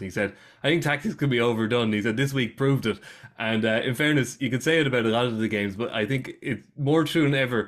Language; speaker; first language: English; native; English